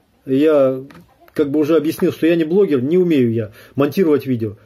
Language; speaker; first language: Russian; native; Russian